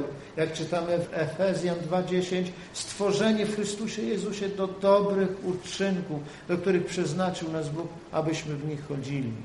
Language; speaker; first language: Polish; native; Polish